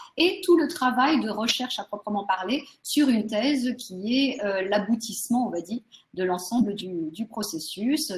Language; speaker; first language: French; native; French